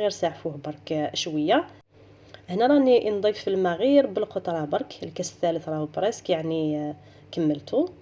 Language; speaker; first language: Arabic; native; Arabic